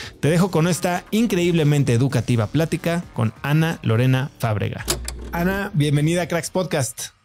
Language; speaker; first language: Spanish; native; Spanish